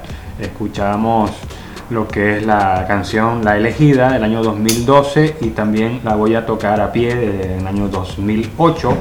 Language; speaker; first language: Spanish; native; Spanish